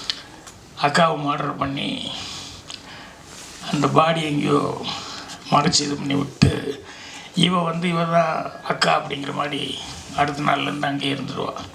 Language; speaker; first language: Tamil; native; Tamil